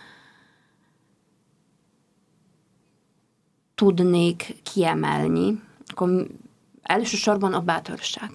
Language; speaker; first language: Hungarian; non-native, fluent; Polish